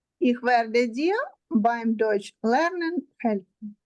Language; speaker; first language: German; non-native, learner; Ukrainian